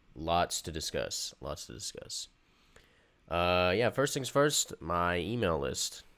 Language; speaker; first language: English; native; English